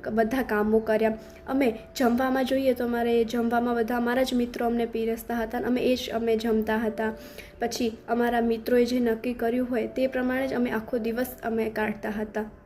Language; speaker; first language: Gujarati; native; Gujarati